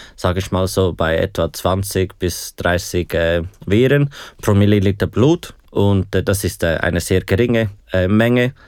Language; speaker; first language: German; native; German